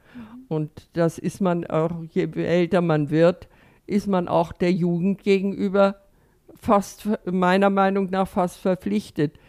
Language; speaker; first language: German; native; German